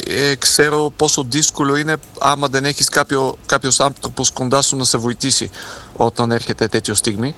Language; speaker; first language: Greek; non-native, fluent; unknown